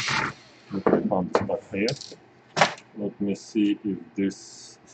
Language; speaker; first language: English; non-native, fluent; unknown